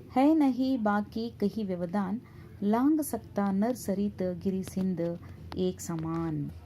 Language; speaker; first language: Hindi; non-native, local second language; Kannada